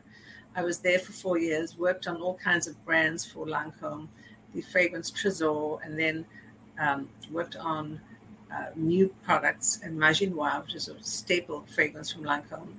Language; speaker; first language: English; native; English